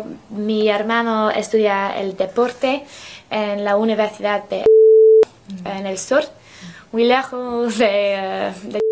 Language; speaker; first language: Spanish; non-native, learner; English